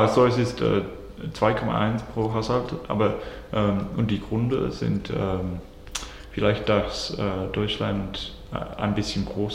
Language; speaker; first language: German; non-native, learner; English